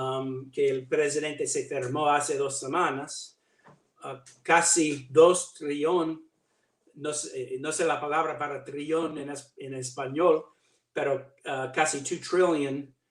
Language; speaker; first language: Spanish; non-native, learner; English